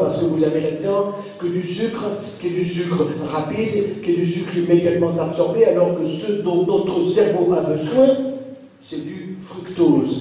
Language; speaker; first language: French; native; French